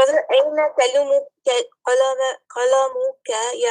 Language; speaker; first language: Arabic; non-native, learner; English